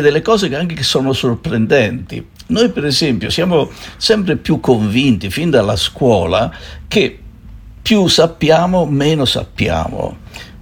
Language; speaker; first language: Italian; native; Italian